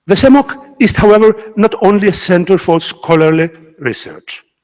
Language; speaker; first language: English; non-native, fluent; Greek